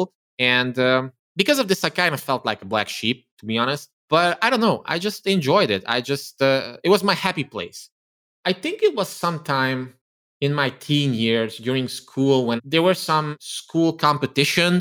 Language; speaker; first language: English; non-native, fluent; Romanian